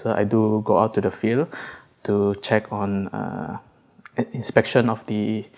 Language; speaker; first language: English; non-native, local second language; Malay